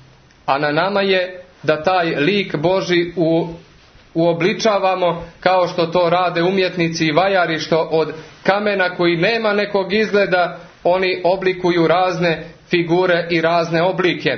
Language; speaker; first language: Croatian; native; Croatian